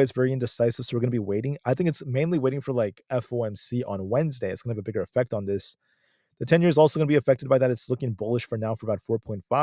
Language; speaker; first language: English; native; English